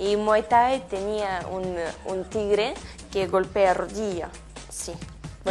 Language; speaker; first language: Spanish; non-native, learner; Russian